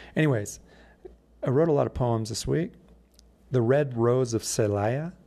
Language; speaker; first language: English; native; English